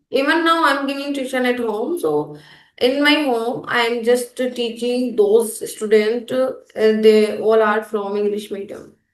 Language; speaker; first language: English; non-native, local second language; Hindi